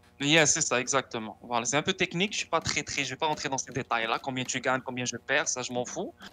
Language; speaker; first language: French; non-native, local second language; Arabic